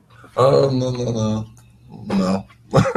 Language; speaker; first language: French; non-native, learner; English